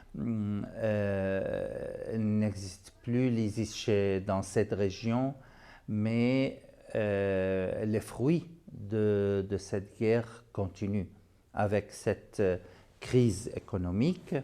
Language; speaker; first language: French; non-native, fluent; Arabic